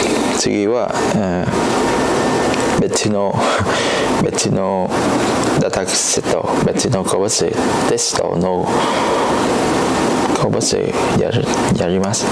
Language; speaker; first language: Japanese; non-native, learner; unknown